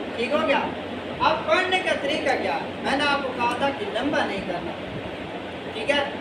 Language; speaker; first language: Urdu; native; Urdu